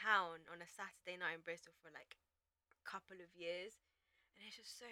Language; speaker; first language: English; native; English